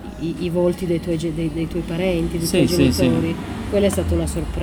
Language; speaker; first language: Italian; native; Italian